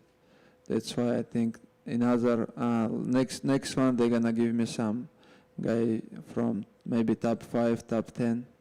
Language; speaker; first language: English; non-native, learner; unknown